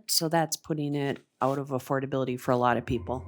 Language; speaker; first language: English; native; English